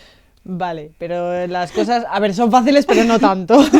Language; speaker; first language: Spanish; native; Spanish